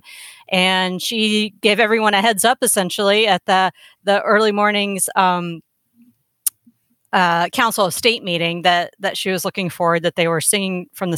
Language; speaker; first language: English; native; English